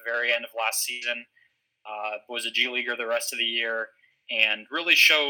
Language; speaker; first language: English; native; English